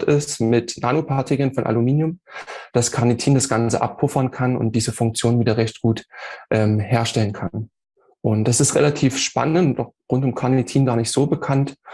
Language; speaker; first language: German; native; German